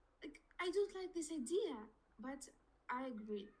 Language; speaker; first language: English; non-native, learner; Russian